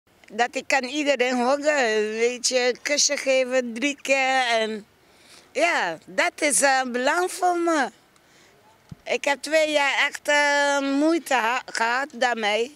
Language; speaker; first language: Dutch; non-native, learner; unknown